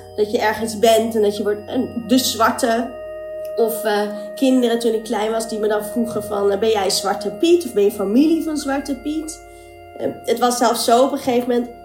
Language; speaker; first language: Dutch; native; Dutch